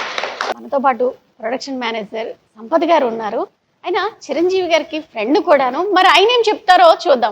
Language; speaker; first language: Telugu; native; Telugu